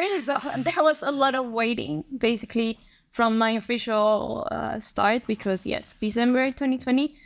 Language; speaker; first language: English; non-native, fluent; Spanish